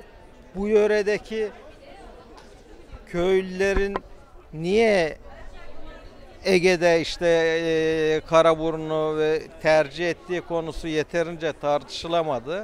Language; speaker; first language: Turkish; native; Turkish